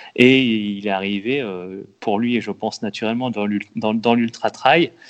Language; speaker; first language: French; native; French